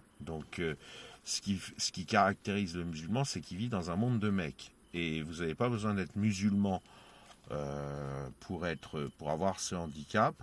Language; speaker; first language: French; native; French